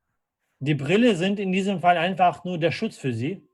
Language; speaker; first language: German; non-native, fluent; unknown